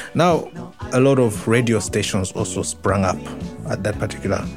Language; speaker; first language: English; non-native, local second language; Nyanja